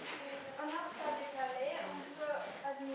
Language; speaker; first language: French; non-native, learner; Ukrainian